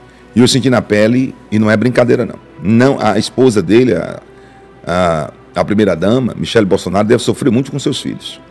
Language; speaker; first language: Portuguese; native; Portuguese